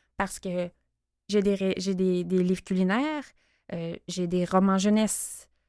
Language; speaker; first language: French; native; French